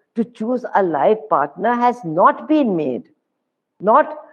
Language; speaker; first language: English; non-native, local second language; Hindi